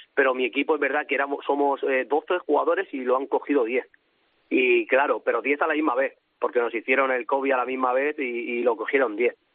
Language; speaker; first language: Spanish; native; Spanish